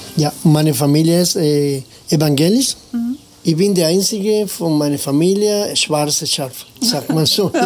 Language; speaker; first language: German; non-native, fluent; Spanish